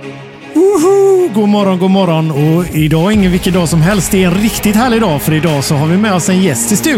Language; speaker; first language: Swedish; native; Swedish